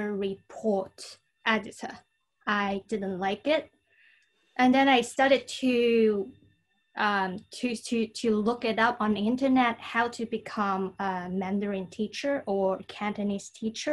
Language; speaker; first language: English; non-native, fluent; Cantonese